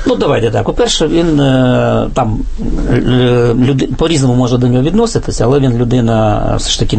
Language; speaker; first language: Ukrainian; native; Ukrainian